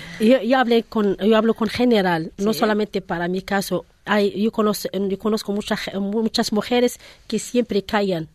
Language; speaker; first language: Spanish; non-native, learner; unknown